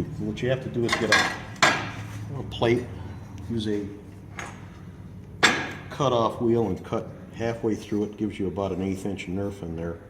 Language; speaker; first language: English; native; English